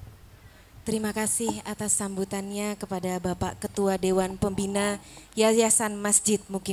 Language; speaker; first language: Indonesian; native; Indonesian